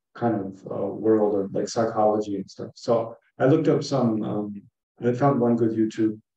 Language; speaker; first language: English; native; English